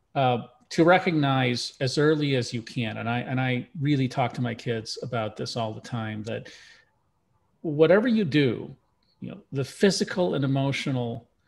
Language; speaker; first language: English; early bilingual, other home language; Russian